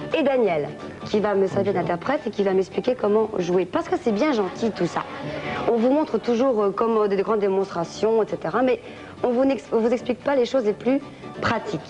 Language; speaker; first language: French; native; French